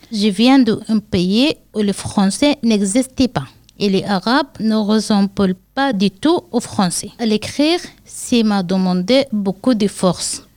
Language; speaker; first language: French; non-native, learner; Arabic